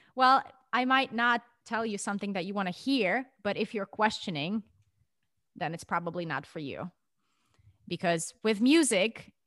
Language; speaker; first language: English; non-native, fluent; Russian